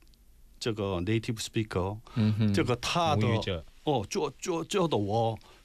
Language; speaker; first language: Chinese; non-native, learner; Korean